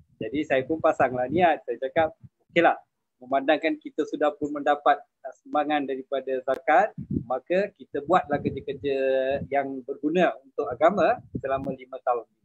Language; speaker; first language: Malay; non-native, local second language; Tamil